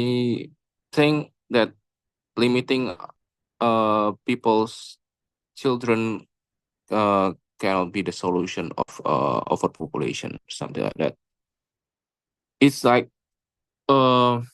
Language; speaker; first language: English; non-native, local second language; Indonesian